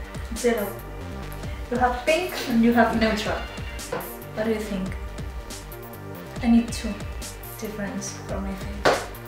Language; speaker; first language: English; non-native, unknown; Spanish